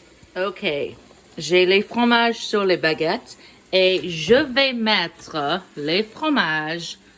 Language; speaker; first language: French; non-native, fluent; English